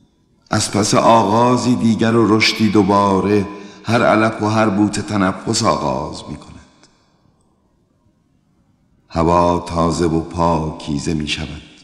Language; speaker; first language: Persian; native; Persian